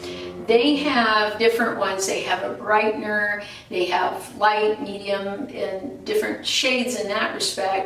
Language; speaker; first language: English; native; English